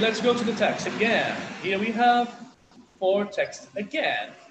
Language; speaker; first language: English; non-native, fluent; Portuguese